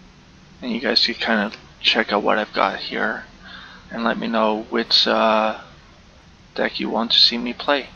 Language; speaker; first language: English; native; English